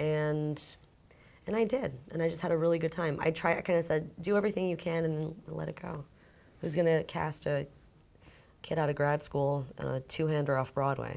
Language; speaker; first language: English; early bilingual, other home language; Ukrainian